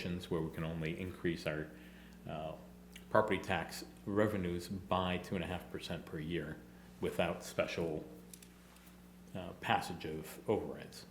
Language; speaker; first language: English; native; English